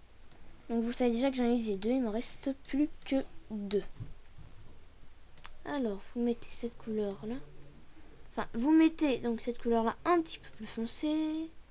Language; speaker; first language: French; native; French